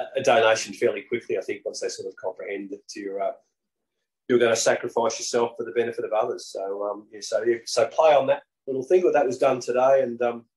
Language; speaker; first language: English; native; English